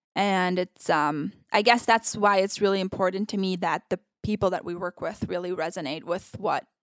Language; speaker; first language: English; non-native, fluent; Italian